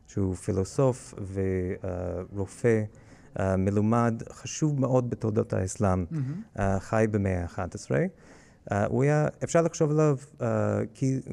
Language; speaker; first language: Hebrew; non-native, fluent; English